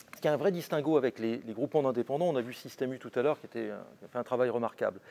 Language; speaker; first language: French; native; French